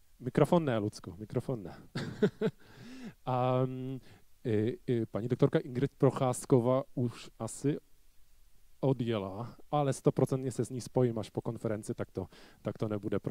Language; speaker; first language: Czech; non-native, fluent; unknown